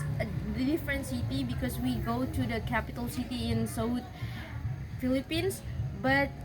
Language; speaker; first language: English; non-native, learner; Indonesian